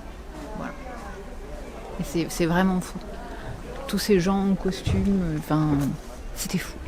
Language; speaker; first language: French; native; French